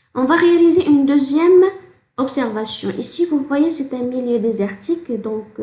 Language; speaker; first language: French; non-native, local second language; Arabic